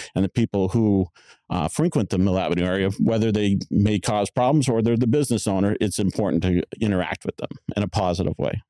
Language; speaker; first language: English; native; English